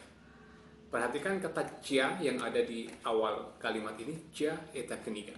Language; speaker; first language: Indonesian; non-native, local second language; Javanese